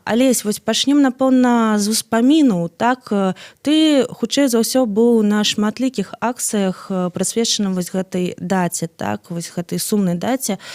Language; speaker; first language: Belarusian; native; Belarusian